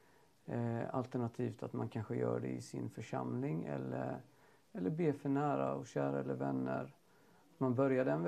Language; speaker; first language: Swedish; native; Swedish